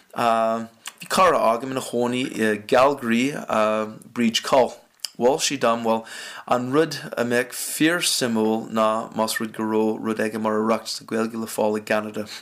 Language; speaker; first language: Irish; non-native, fluent; English